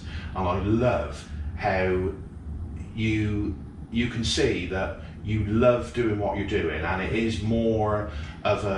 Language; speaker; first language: English; native; English